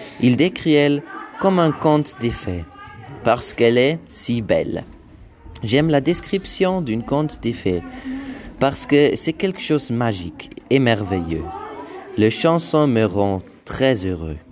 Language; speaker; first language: French; non-native, learner; German